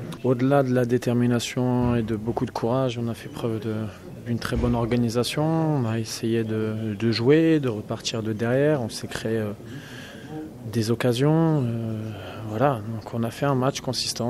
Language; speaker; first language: French; native; French